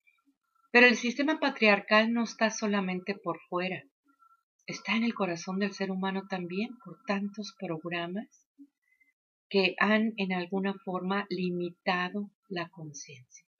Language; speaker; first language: Spanish; native; Spanish